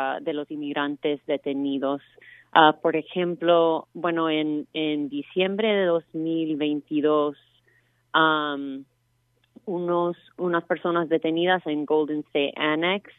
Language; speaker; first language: Spanish; non-native, fluent; English